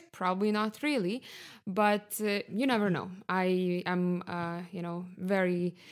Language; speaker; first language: English; non-native, fluent; Lithuanian